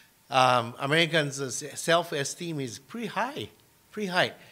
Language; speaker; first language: English; non-native, fluent; Japanese